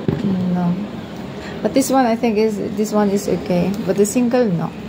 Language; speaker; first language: English; non-native, local second language; Filipino